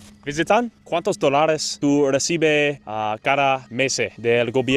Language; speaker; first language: Spanish; non-native, learner; English